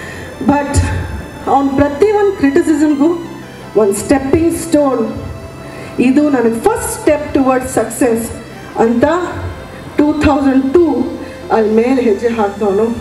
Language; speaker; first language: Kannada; native; Kannada